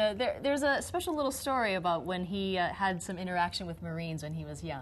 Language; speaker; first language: English; native; English